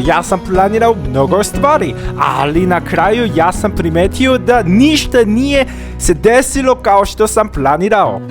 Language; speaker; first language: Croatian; non-native, fluent; Korean